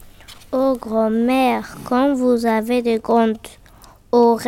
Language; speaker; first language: French; non-native, learner; Spanish